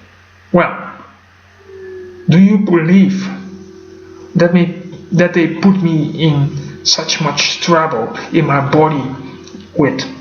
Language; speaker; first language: English; non-native, fluent; Dutch